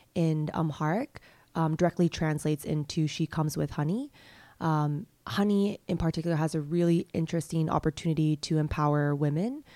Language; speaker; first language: English; non-native, local second language; Cantonese